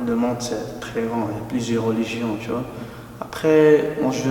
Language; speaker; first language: French; non-native, local second language; Arabic